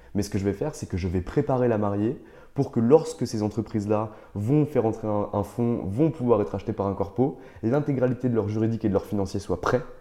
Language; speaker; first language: French; native; French